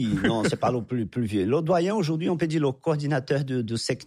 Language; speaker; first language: French; non-native, fluent; Portuguese